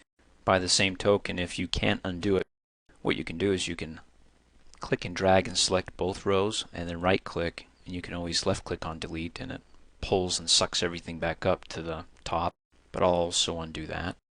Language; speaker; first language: English; native; English